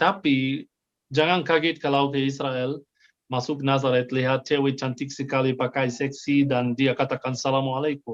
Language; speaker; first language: Indonesian; non-native, fluent; Arabic